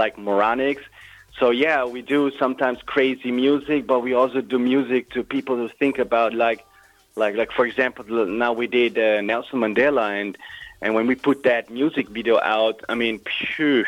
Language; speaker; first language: English; non-native, fluent; German